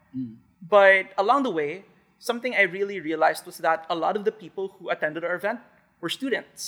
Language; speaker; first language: English; non-native, local second language; Hiligaynon